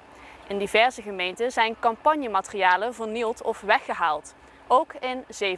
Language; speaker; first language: Dutch; native; Dutch